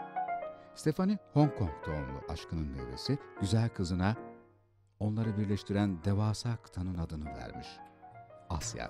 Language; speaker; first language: Turkish; native; Turkish